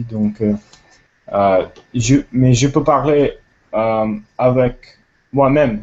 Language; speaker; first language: French; non-native, learner; English